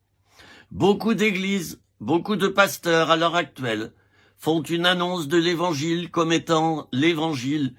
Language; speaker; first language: French; native; French